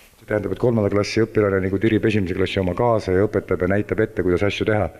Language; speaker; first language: Estonian; native; Estonian